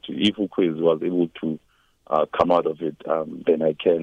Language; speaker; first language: English; non-native, local second language; Zulu